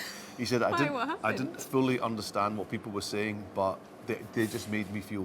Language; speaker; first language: English; early bilingual, other home language; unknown